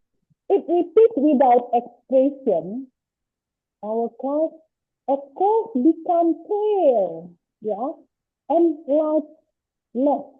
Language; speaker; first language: English; non-native, learner; Indonesian